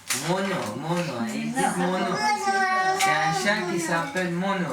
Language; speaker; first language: French; non-native, learner; Armenian